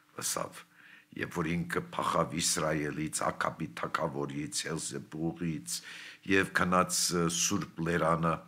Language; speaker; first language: Armenian; early bilingual, heritage; Armenian